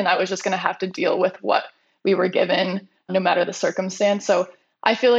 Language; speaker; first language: English; native; English